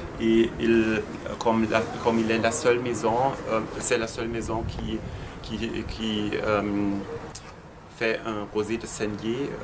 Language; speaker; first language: French; non-native, fluent; German